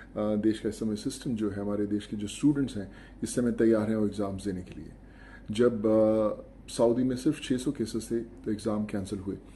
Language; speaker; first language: Hindi; non-native, local second language; Punjabi